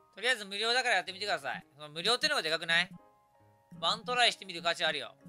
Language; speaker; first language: Japanese; native; Japanese